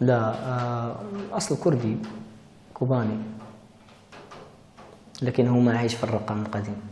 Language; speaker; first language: Arabic; early bilingual, heritage; Arabic